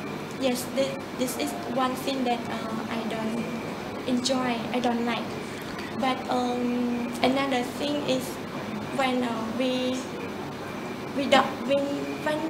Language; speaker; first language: English; non-native, learner; Khmer